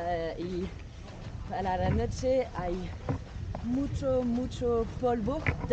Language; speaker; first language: Spanish; non-native, learner; French